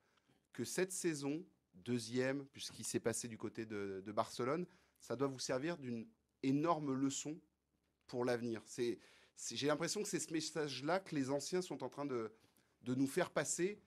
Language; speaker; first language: French; native; French